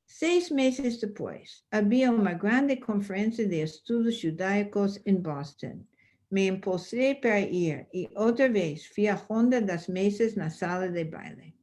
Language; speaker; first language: Portuguese; non-native, fluent; English